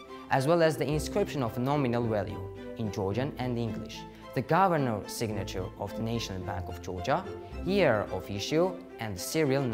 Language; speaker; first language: English; non-native, learner; Georgian